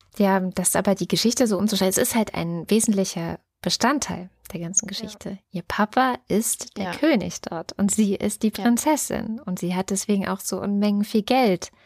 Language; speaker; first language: German; native; German